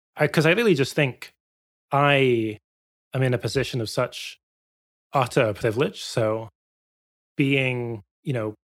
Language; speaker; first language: English; native; English